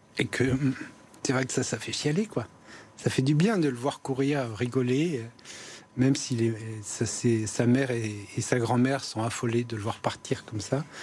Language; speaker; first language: French; native; French